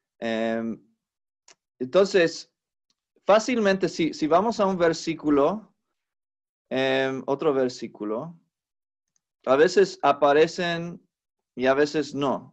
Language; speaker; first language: Spanish; non-native, fluent; English